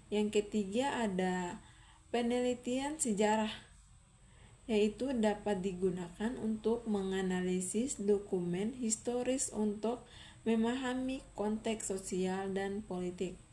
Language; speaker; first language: Indonesian; native; Indonesian